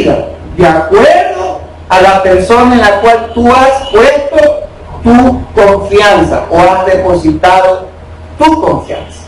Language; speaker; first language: Spanish; native; Spanish